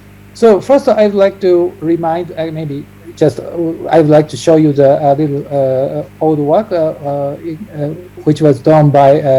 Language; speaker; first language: English; non-native, fluent; Japanese